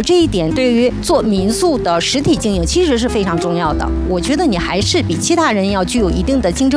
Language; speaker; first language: Chinese; native; Chinese